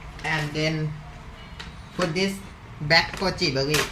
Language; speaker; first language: English; non-native, learner; Thai